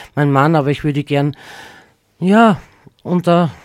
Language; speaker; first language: German; native; German